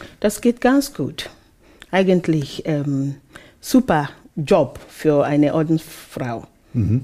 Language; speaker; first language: German; non-native, fluent; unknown